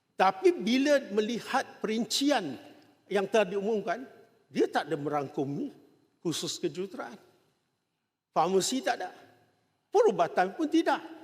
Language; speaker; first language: Malay; non-native, local second language; Chinese